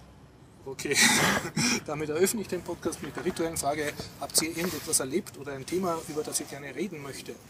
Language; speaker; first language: German; native; German